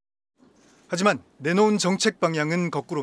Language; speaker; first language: Korean; native; Korean